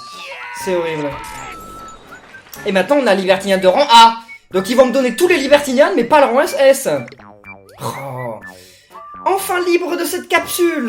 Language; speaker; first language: French; native; French